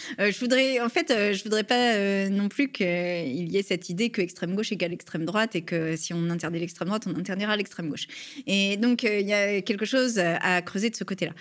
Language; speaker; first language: French; native; French